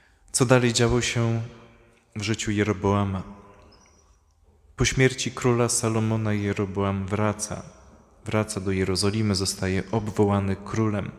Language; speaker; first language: Polish; native; Polish